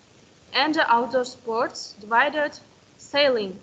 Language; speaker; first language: English; non-native, learner; Kazakh